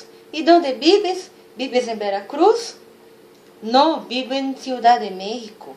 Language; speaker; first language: Spanish; non-native, fluent; Portuguese